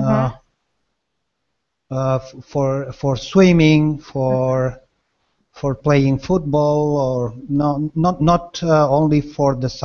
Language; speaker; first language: English; non-native, learner; Spanish